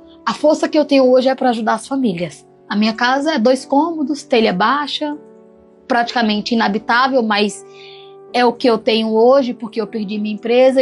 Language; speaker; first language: Portuguese; native; Portuguese